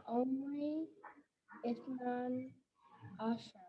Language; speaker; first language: Arabic; non-native, learner; English